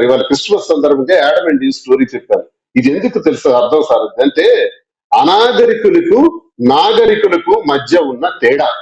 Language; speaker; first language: Telugu; native; Telugu